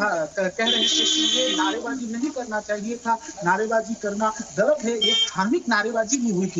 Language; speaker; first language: Hindi; non-native, local second language; Assamese